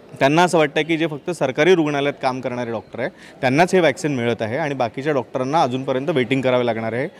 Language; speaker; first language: Marathi; native; Marathi